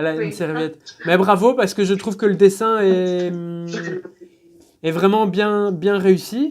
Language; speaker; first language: French; native; French